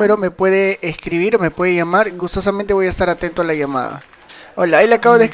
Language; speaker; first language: Spanish; native; Spanish